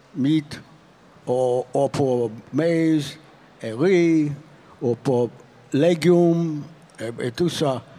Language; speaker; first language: French; non-native, learner; English